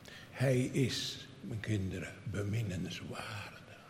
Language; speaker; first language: Dutch; native; Dutch